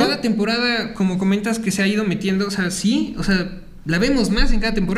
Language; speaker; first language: Spanish; native; Spanish